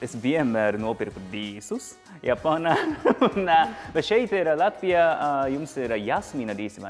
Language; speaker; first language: Latvian; non-native, learner; Japanese